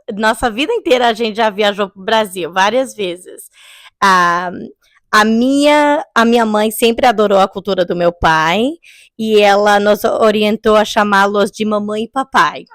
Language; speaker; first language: Portuguese; early bilingual, heritage; English